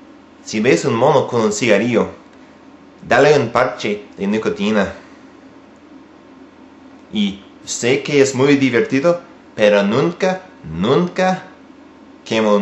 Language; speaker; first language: Spanish; non-native, learner; English